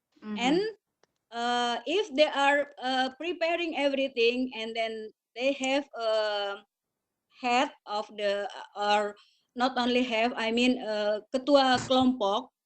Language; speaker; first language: English; non-native, learner; Indonesian